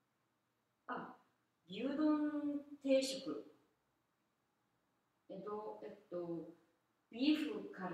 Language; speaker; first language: Japanese; non-native, fluent; Korean